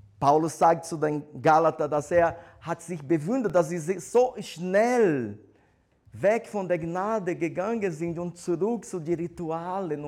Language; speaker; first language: German; non-native, fluent; Portuguese